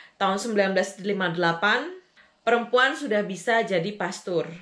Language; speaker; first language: Indonesian; native; Indonesian